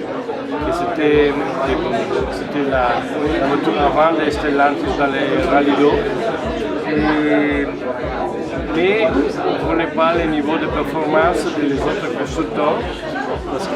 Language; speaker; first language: French; non-native, fluent; Italian